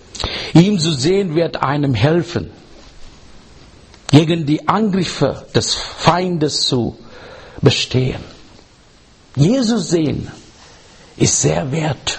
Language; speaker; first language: German; non-native, learner; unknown